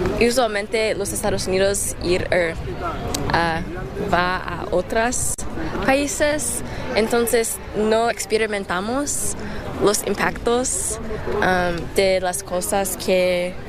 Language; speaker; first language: Spanish; non-native, learner; English